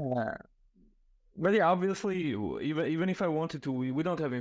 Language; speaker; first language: English; non-native, fluent; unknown